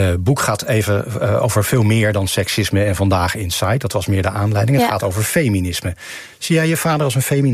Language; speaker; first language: Dutch; native; Dutch